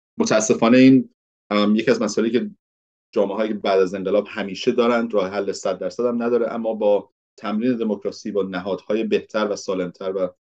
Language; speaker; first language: Persian; early bilingual, heritage; Persian